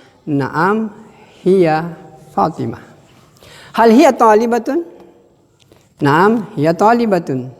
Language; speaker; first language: Arabic; non-native, fluent; Indonesian